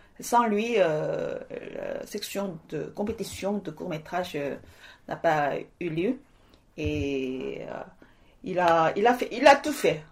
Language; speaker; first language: French; non-native, fluent; Korean